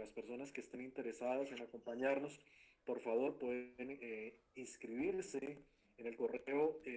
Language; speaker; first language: Spanish; native; Spanish